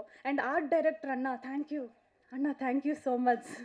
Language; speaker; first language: Tamil; non-native, learner; Kannada